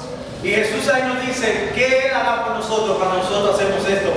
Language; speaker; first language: Spanish; native; Spanish